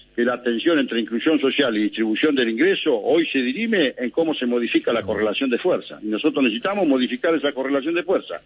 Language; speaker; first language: Spanish; native; Spanish